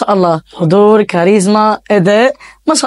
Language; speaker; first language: Arabic; native; Arabic